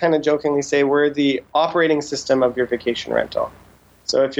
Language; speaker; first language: English; native; English